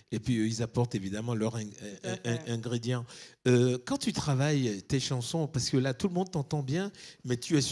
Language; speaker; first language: French; native; French